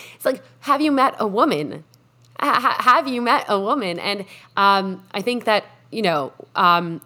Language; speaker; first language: English; non-native, fluent; Spanish